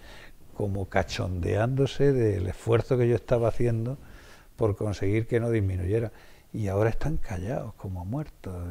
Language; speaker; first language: Spanish; native; Spanish